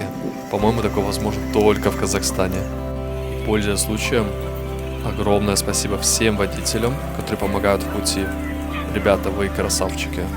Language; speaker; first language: Russian; native; Russian